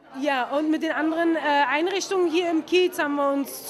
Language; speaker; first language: German; native; German